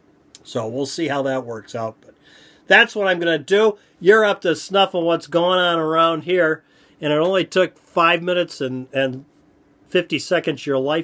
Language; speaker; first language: English; native; English